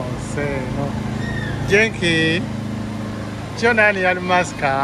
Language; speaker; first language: Japanese; non-native, learner; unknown